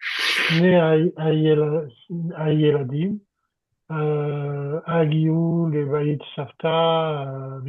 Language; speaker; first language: Hebrew; non-native, learner; French